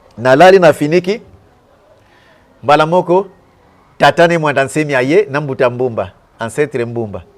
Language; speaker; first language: Lingala; non-native, local second language; Kongo